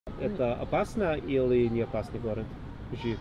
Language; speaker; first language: Russian; non-native, learner; English